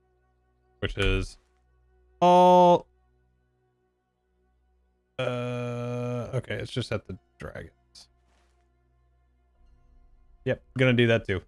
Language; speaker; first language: English; native; English